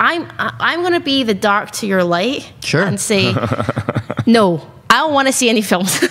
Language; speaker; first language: English; native; English